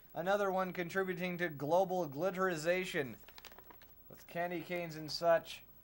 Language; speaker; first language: English; native; English